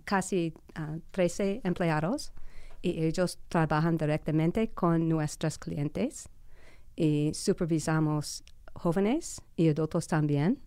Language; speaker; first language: Spanish; non-native, fluent; English